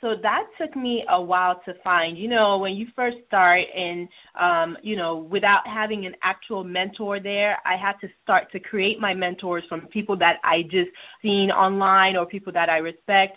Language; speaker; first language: English; non-native, local second language; Yoruba